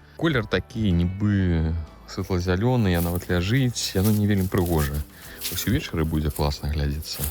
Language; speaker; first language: Belarusian; native; Belarusian